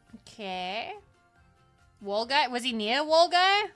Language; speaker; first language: English; native; English